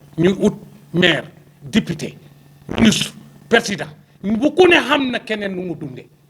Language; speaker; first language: Wolof; non-native, local second language; Fula